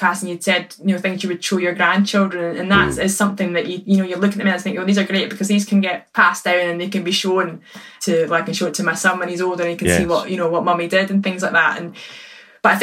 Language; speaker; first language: English; native; English